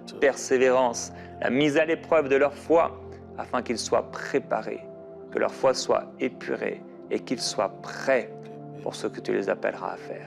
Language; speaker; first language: French; native; French